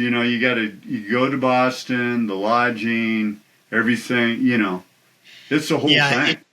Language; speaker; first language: English; native; English